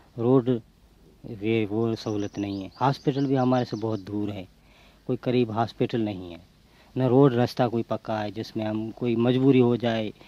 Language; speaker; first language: Urdu; non-native, local second language; Sindhi